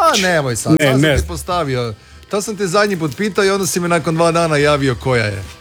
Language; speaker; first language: Serbian; native; Serbian